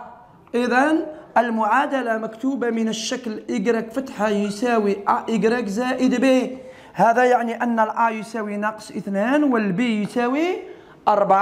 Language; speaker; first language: Arabic; native; Arabic